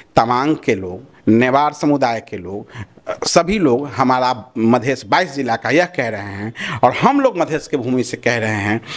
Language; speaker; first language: Hindi; non-native, local second language; Maithili